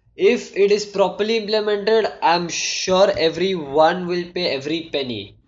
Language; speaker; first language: English; non-native, local second language; Hindi